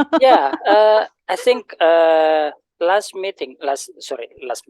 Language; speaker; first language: English; non-native, learner; Indonesian